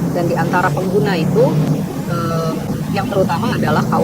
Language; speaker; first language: Indonesian; native; Indonesian